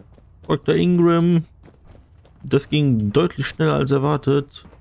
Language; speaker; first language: German; native; German